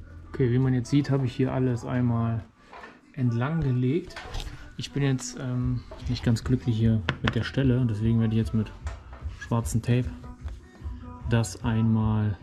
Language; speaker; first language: German; native; German